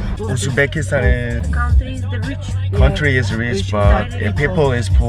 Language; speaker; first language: English; non-native, learner; Korean